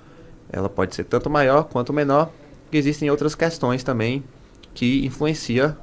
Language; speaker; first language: Portuguese; native; Portuguese